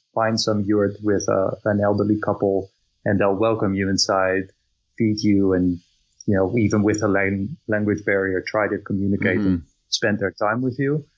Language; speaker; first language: English; non-native, fluent; Dutch